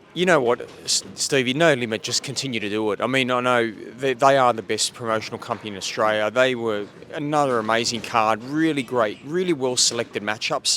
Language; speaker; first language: English; native; English